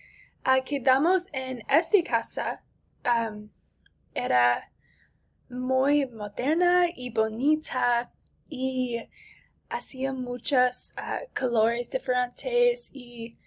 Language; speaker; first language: Spanish; non-native, learner; English